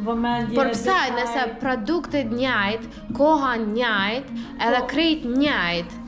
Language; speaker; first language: Albanian; non-native, learner; Russian